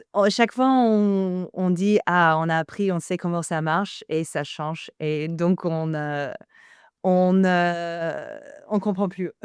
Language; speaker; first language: French; non-native, fluent; English